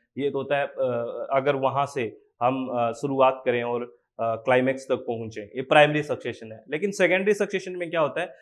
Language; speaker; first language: Hindi; native; Hindi